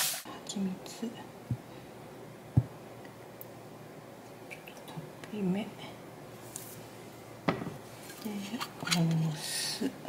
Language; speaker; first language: Japanese; native; Japanese